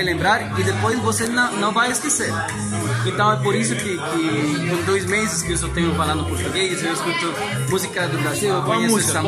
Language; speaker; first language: Portuguese; non-native, learner; Spanish